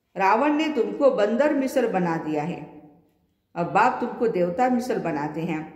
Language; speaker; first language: Hindi; non-native, local second language; Marathi